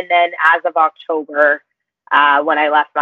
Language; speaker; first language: English; native; English